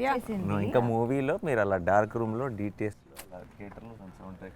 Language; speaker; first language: Telugu; native; Telugu